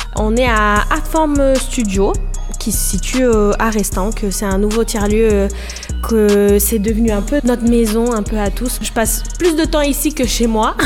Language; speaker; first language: French; non-native, fluent; Portuguese